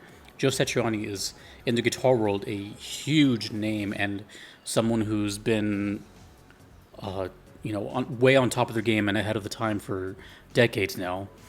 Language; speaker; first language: English; native; English